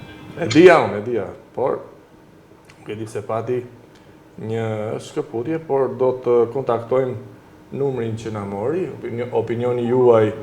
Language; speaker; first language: Albanian; native; Albanian